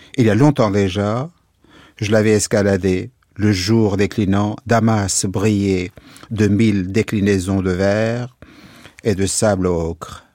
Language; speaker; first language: French; non-native, fluent; Kurdish